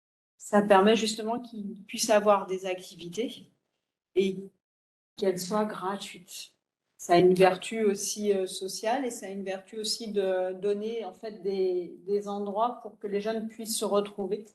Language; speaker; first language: French; native; French